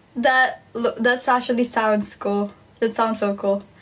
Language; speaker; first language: English; non-native, local second language; Filipino